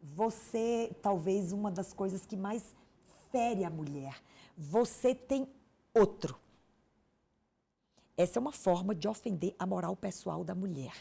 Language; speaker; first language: Portuguese; native; Portuguese